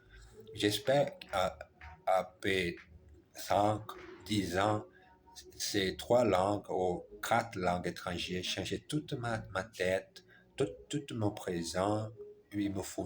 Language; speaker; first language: French; non-native, learner; German